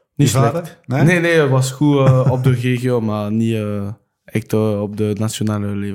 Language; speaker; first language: Dutch; non-native, local second language; French